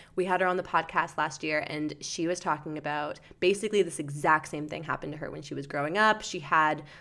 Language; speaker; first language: English; native; English